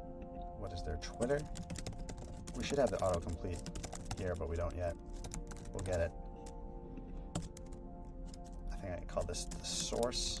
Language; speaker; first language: English; native; English